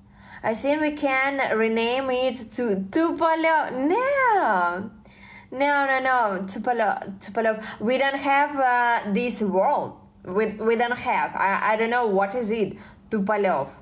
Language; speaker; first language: English; non-native, learner; Russian